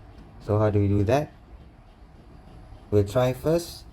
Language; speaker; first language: English; non-native, local second language; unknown